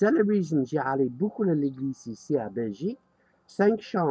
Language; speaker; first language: French; non-native, learner; English